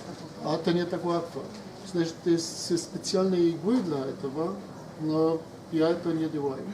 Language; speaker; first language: Russian; non-native, learner; Polish